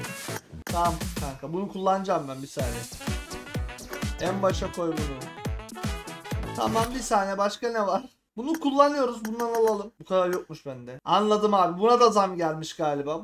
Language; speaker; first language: Turkish; native; Turkish